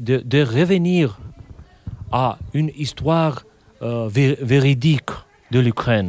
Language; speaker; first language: French; non-native, fluent; Romanian